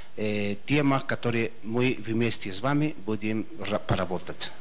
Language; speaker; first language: Russian; non-native, learner; Spanish